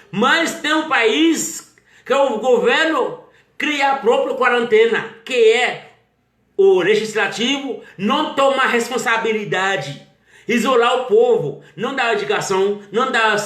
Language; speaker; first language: Portuguese; non-native, learner; Haitian Creole